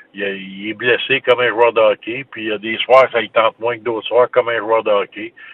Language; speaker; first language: French; native; French